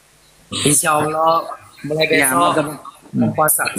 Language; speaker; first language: Indonesian; native; Indonesian